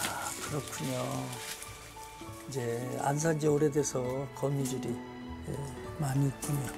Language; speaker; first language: Korean; native; Korean